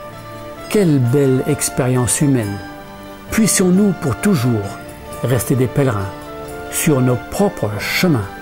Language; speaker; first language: French; native; French